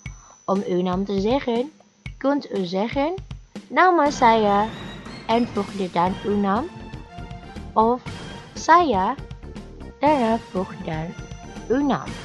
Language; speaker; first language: Dutch; non-native, learner; Indonesian